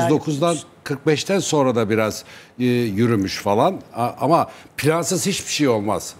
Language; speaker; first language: Turkish; native; Turkish